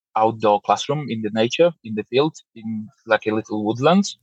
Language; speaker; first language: English; non-native, fluent; Polish